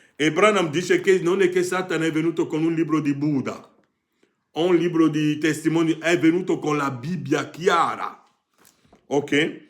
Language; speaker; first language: Italian; non-native, fluent; French